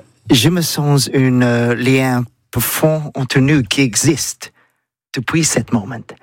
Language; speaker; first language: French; non-native, learner; English